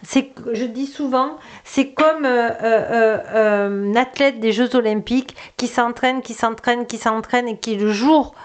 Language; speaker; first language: French; native; French